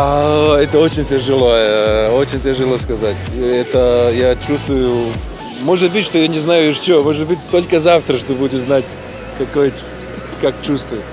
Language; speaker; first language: Russian; non-native, learner; Serbian